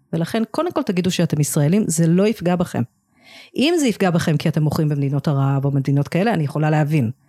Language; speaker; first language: Hebrew; early bilingual, other home language; English